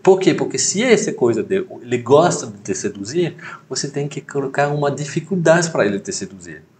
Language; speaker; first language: Portuguese; non-native, fluent; French